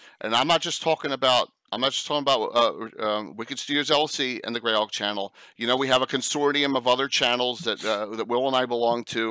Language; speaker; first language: English; native; English